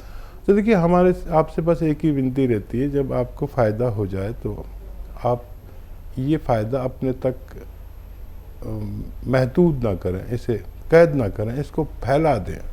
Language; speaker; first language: Hindi; native; Hindi